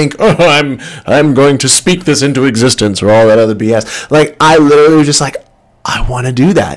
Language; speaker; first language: English; native; English